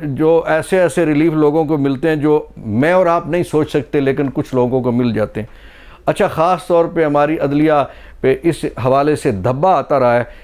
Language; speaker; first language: Urdu; non-native, local second language; Pahari-Potwari